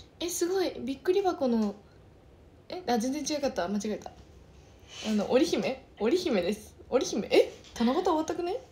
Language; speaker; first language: Japanese; native; Japanese